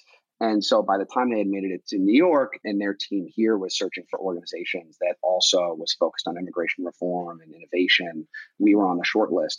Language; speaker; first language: English; native; English